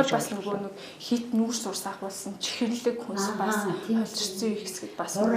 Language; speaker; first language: Mongolian; native; Mongolian